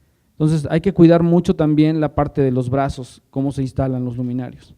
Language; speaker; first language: Spanish; native; Spanish